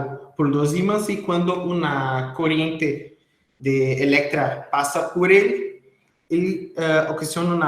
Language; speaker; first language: Spanish; non-native, fluent; Portuguese